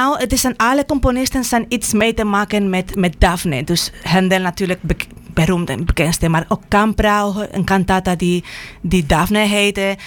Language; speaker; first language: Dutch; non-native, fluent; Spanish